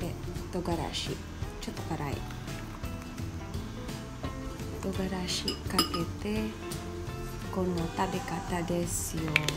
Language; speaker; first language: Japanese; non-native, fluent; Filipino